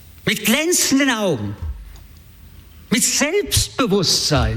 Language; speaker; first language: German; early bilingual, other home language; French